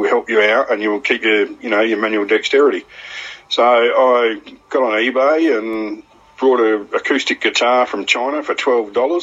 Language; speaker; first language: English; native; English